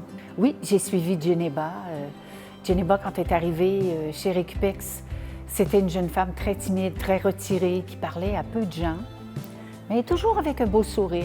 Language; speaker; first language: French; native; French